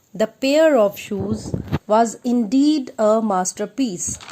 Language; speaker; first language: English; non-native, local second language; Punjabi